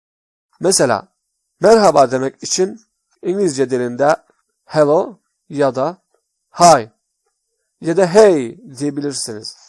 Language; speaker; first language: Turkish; non-native, fluent; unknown